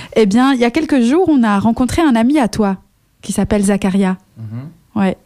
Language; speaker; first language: French; native; French